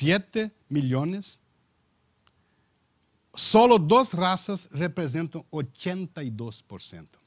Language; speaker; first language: Spanish; non-native, learner; Portuguese